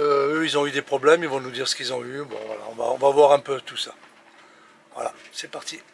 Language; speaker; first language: French; native; French